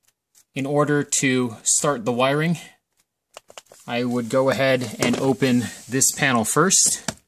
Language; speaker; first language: English; native; English